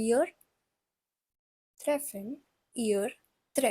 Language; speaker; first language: German; non-native, fluent; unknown